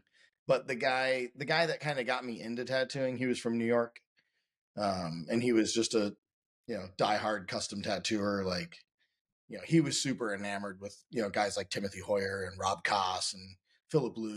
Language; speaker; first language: English; native; English